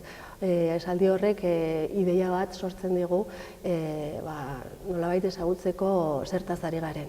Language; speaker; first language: Basque; non-native, local second language; Spanish